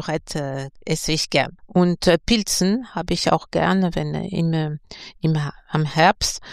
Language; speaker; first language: German; non-native, fluent; French